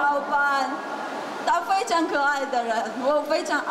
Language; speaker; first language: Chinese; non-native, fluent; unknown